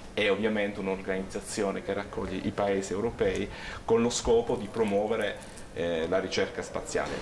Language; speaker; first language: Italian; native; Italian